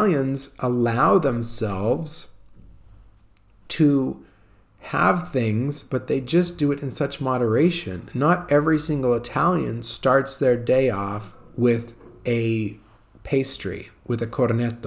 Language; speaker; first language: English; native; English